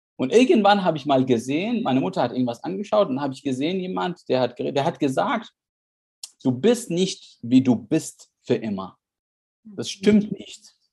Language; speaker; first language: German; non-native, fluent; Arabic